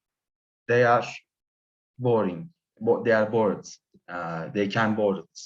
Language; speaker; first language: English; non-native, learner; Turkish